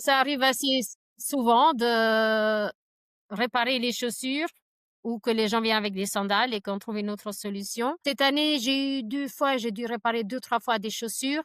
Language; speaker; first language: French; non-native, fluent; Albanian